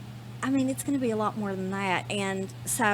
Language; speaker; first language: English; native; English